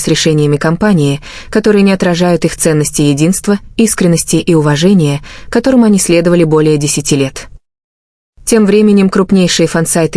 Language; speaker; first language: Russian; native; Russian